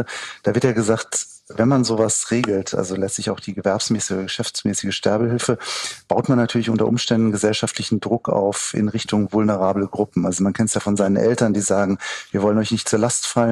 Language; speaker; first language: German; native; German